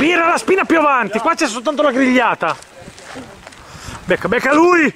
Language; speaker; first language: Italian; native; Italian